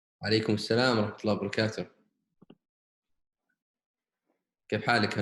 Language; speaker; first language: Arabic; native; Arabic